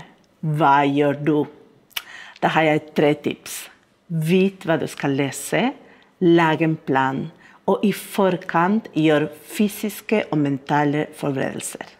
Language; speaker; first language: Norwegian; non-native, fluent; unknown